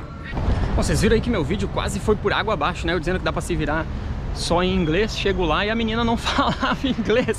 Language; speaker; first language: Portuguese; native; Portuguese